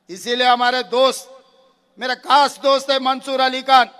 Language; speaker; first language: Hindi; non-native, local second language; Telugu